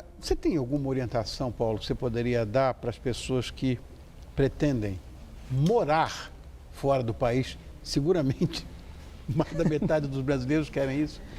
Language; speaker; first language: Portuguese; native; Portuguese